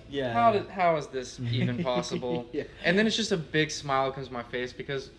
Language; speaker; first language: English; native; English